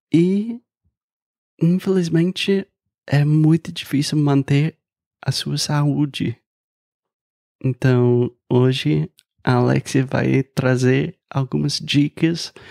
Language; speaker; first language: Portuguese; non-native, fluent; English